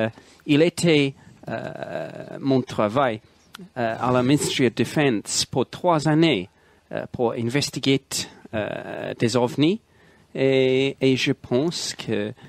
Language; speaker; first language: French; non-native, learner; English